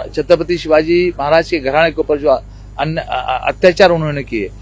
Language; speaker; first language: Hindi; non-native, local second language; Marathi